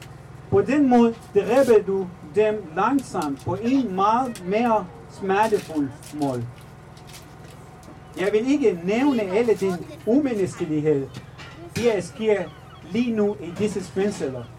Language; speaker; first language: Danish; non-native, fluent; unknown